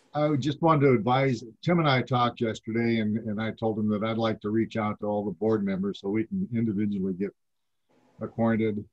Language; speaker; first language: English; native; English